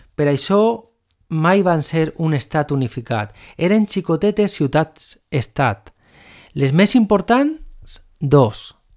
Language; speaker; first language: Catalan; non-native, local second language; Spanish